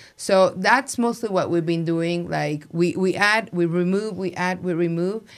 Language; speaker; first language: English; non-native, fluent; Spanish